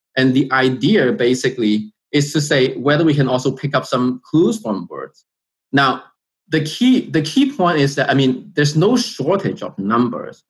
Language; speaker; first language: English; non-native, fluent; Chinese